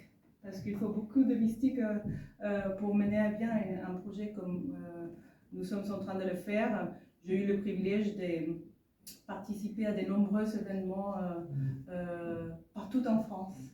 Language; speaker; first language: French; non-native, fluent; Spanish